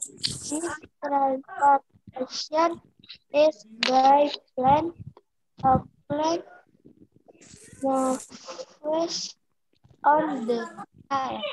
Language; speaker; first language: English; non-native, learner; Indonesian